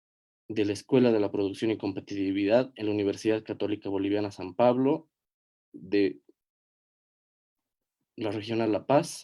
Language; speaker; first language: Spanish; native; Spanish